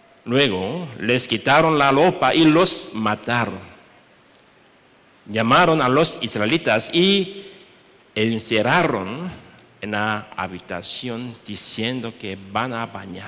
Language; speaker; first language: Spanish; non-native, learner; Korean